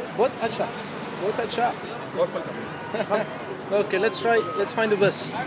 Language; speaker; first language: English; non-native, learner; French